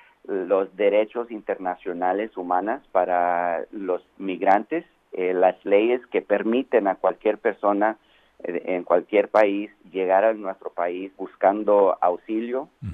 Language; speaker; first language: Spanish; early bilingual, other home language; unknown